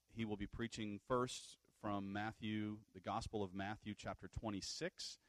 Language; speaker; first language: English; native; English